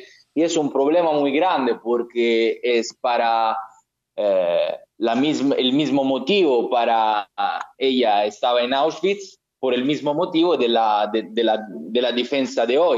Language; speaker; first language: Spanish; non-native, learner; Italian